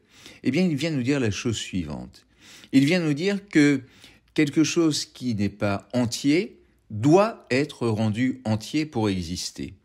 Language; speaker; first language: French; native; French